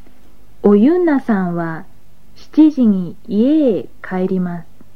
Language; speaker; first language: Japanese; non-native, learner; Mongolian